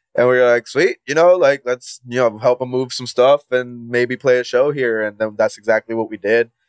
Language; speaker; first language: English; non-native, fluent; Spanish